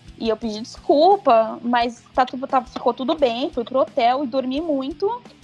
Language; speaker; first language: Portuguese; native; Portuguese